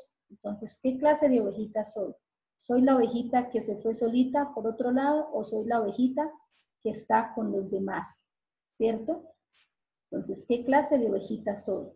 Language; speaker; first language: Spanish; native; Spanish